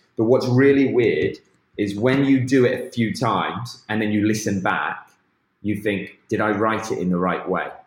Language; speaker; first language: English; native; English